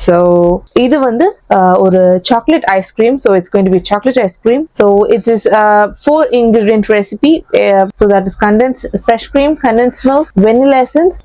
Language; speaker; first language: English; non-native, local second language; Tamil